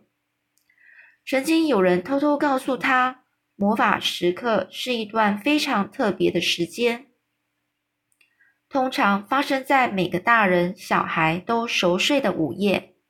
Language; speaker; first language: Chinese; native; Chinese